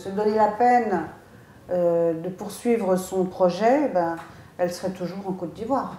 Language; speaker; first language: French; native; French